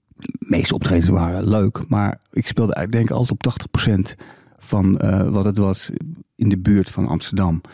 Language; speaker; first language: Dutch; native; Dutch